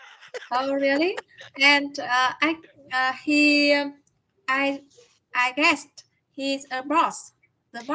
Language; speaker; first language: English; non-native, learner; Vietnamese